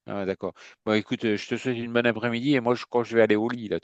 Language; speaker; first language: French; native; French